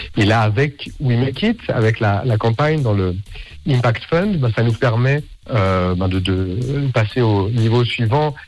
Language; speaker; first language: French; native; French